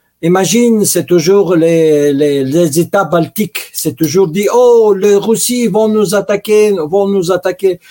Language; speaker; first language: French; non-native, learner; Russian